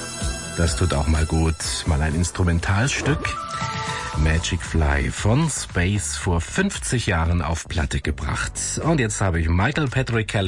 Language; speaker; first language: German; native; German